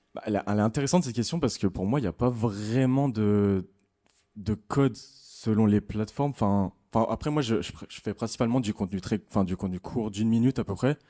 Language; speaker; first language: French; native; French